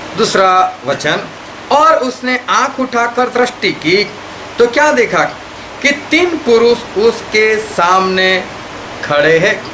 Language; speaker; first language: Hindi; non-native, local second language; Gujarati